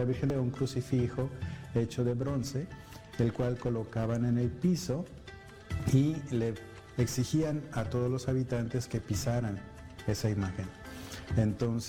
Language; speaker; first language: Spanish; native; Spanish